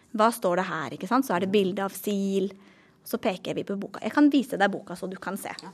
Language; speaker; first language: Norwegian; native; Norwegian